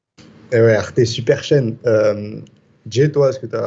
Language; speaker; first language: French; native; French